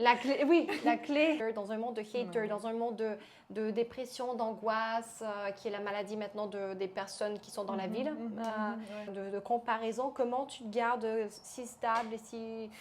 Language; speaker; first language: French; non-native, fluent; Bulgarian